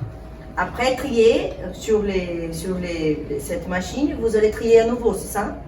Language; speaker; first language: French; non-native, fluent; Portuguese